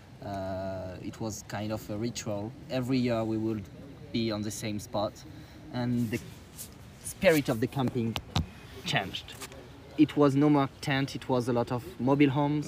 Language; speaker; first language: English; non-native, fluent; French